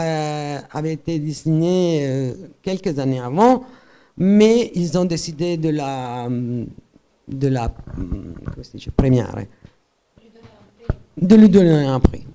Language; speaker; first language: French; non-native, fluent; Italian